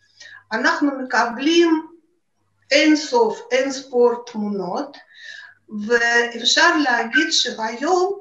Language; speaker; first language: Hebrew; non-native, fluent; Russian